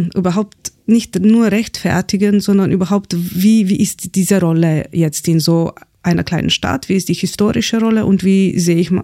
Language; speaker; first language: German; non-native, fluent; Slovenian